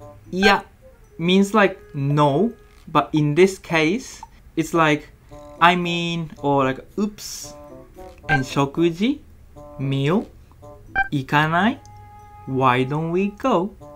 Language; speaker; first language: English; non-native, fluent; Japanese